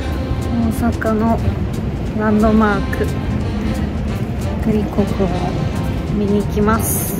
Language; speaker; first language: Japanese; non-native, fluent; Korean